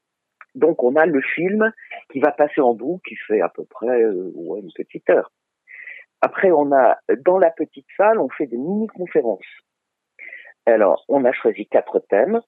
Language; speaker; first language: French; native; French